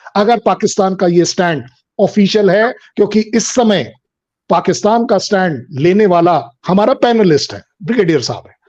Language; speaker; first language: Hindi; native; Hindi